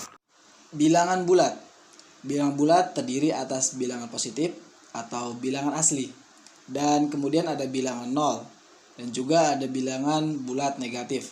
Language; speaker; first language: Indonesian; native; Indonesian